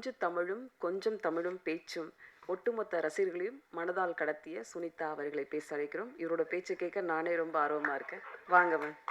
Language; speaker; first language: Tamil; native; Tamil